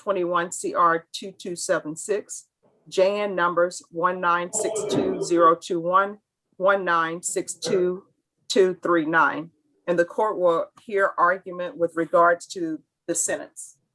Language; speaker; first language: English; native; English